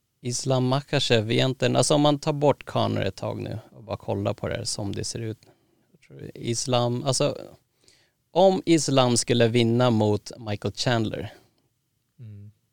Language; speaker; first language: Swedish; native; Swedish